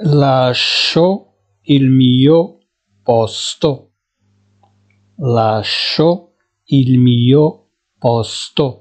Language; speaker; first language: Italian; non-native, fluent; Arabic